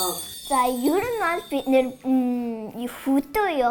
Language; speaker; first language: Mongolian; early bilingual, heritage; Mongolian